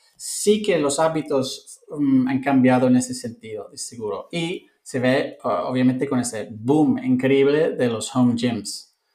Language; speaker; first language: Spanish; non-native, fluent; English